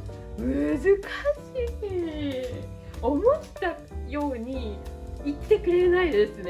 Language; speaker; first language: Japanese; native; Japanese